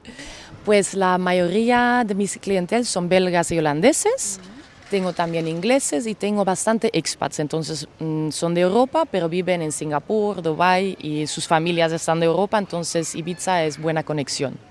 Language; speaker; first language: Spanish; non-native, fluent; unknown